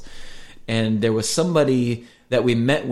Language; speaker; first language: English; native; English